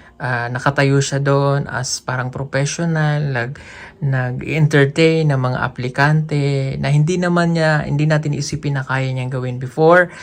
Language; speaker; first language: Filipino; non-native, local second language; Cebuano